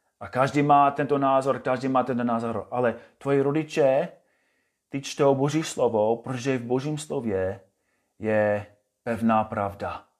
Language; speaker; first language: Czech; non-native, fluent; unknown